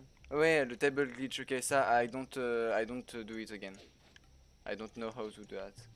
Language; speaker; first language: English; non-native, learner; French